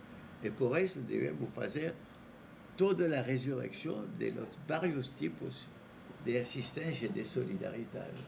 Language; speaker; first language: Spanish; non-native, fluent; French